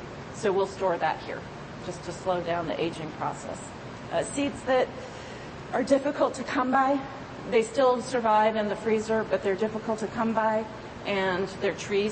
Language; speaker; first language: English; native; English